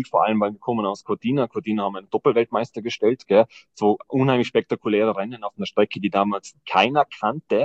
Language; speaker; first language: German; native; German